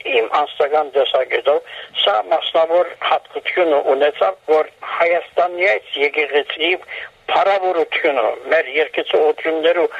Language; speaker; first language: Armenian; native; Armenian